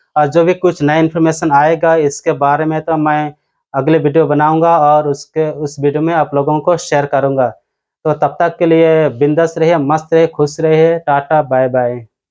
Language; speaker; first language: Hindi; non-native, local second language; Odia